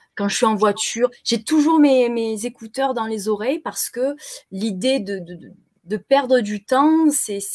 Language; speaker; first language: French; native; French